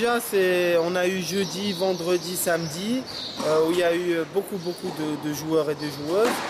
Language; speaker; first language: French; non-native, local second language; Arabic